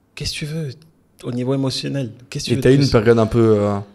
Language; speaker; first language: French; native; French